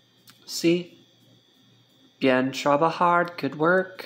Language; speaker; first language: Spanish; non-native, learner; English